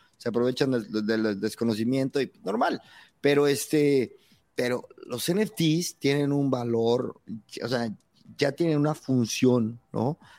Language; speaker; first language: Spanish; native; Spanish